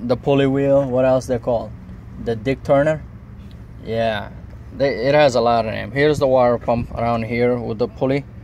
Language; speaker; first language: English; non-native, local second language; Somali